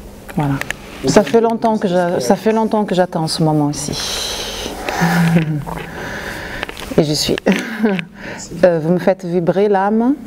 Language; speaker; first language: French; non-native, fluent; Portuguese